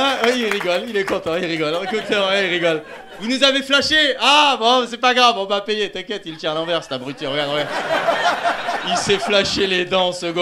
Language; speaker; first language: French; native; French